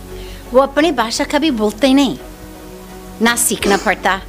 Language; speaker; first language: Hindi; non-native, fluent; English